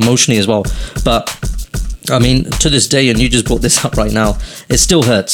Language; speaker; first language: English; native; English